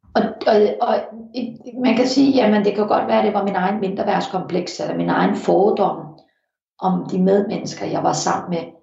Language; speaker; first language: Danish; early bilingual, heritage; Danish